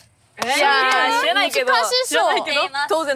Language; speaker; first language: Japanese; non-native, learner; Korean